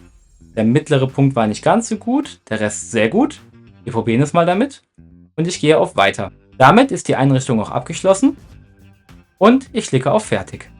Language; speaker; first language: German; native; German